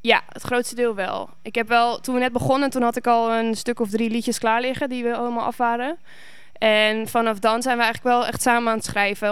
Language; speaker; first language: Dutch; native; Dutch